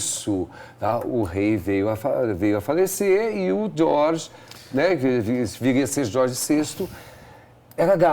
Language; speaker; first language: Portuguese; native; Portuguese